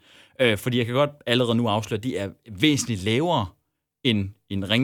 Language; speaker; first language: Danish; native; Danish